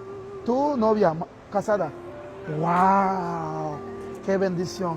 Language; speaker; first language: Spanish; non-native, learner; Haitian Creole